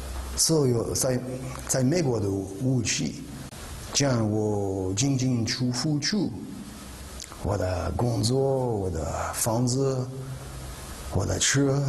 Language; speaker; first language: Chinese; non-native, fluent; French